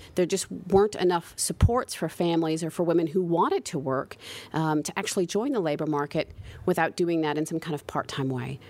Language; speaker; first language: English; native; English